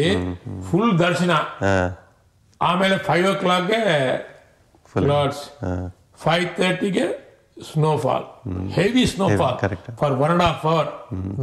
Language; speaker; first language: Kannada; non-native, fluent; Chinese